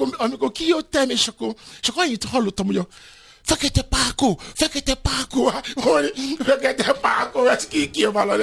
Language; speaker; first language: Hungarian; non-native, fluent; Yoruba